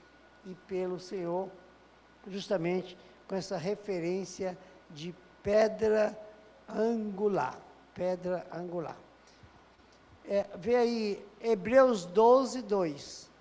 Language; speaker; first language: Portuguese; native; Portuguese